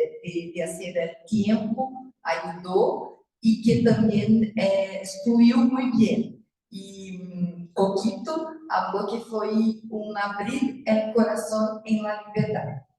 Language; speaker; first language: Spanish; non-native, learner; Portuguese